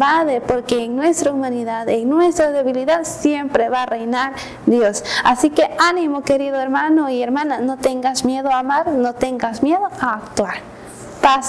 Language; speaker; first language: Spanish; native; Spanish